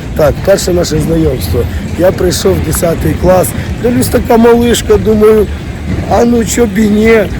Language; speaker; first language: Ukrainian; non-native, local second language; Russian